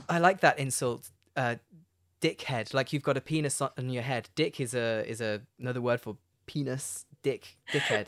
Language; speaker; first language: English; native; English